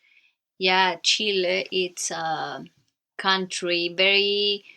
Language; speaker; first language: English; non-native, learner; Spanish